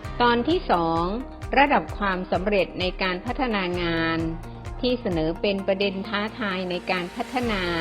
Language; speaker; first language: Thai; native; Thai